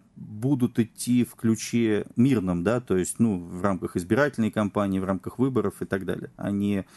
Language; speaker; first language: Russian; native; Russian